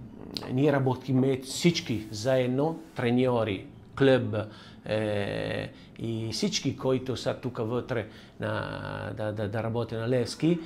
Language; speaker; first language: Bulgarian; non-native, learner; Italian